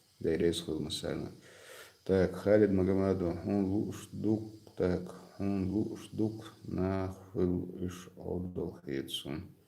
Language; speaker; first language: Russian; non-native, local second language; Chechen